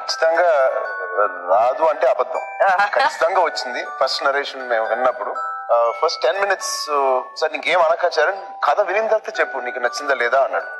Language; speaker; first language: Telugu; native; Telugu